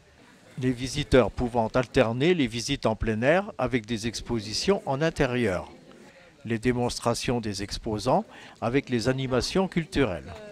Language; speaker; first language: French; native; French